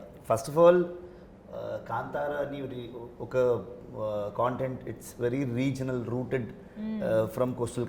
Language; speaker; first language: Telugu; non-native, learner; Kannada